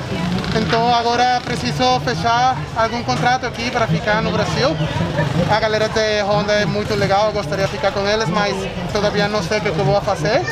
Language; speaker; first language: Portuguese; non-native, fluent; Spanish